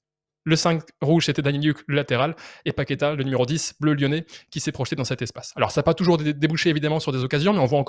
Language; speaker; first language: French; native; French